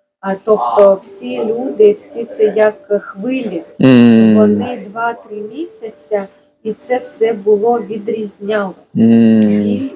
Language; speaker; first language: Ukrainian; non-native, fluent; Japanese